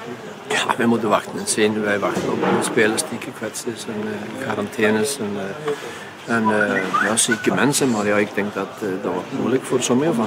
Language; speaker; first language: Dutch; non-native, fluent; Icelandic